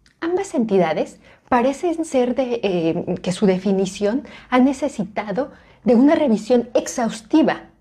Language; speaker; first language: Spanish; native; Spanish